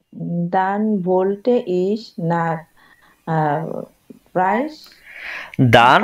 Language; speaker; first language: German; non-native, learner; Bangla